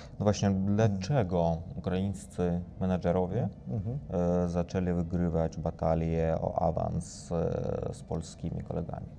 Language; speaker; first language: Polish; non-native, fluent; Ukrainian